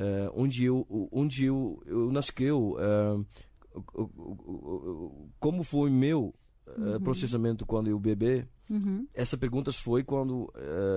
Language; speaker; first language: Portuguese; non-native, learner; Dutch